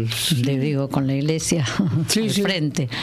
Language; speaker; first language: Spanish; native; Spanish